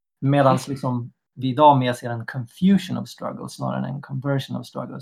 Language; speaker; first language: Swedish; native; Swedish